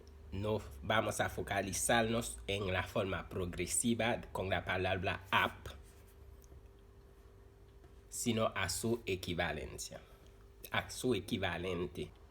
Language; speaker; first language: Spanish; non-native, fluent; Haitian Creole